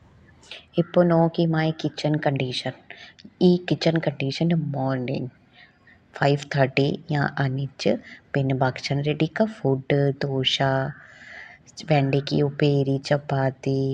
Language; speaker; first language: Malayalam; non-native, learner; Hindi